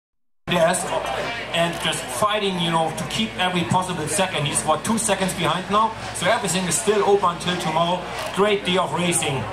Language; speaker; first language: English; non-native, fluent; German